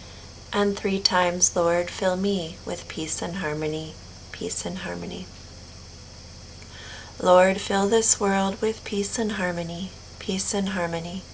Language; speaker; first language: English; native; English